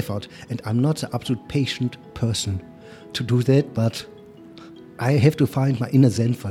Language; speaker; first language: English; non-native, fluent; German